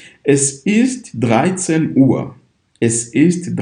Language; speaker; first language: German; non-native, fluent; Kinyarwanda